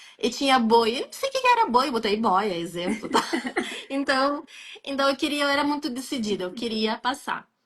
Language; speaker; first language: Portuguese; non-native, fluent; Arabic